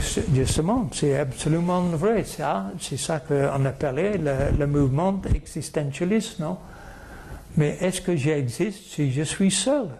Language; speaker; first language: French; non-native, fluent; English